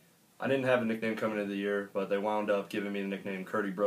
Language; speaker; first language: English; native; English